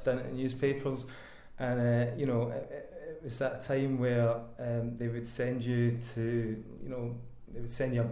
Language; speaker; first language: English; native; English